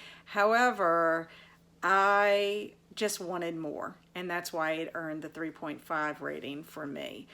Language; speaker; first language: English; native; English